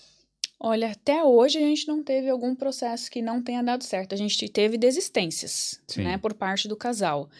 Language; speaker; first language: Portuguese; native; Portuguese